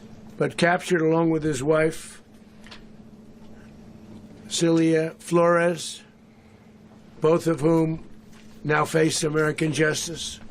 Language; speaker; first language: English; native; English